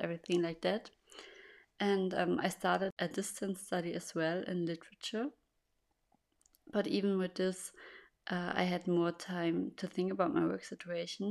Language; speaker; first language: English; non-native, fluent; German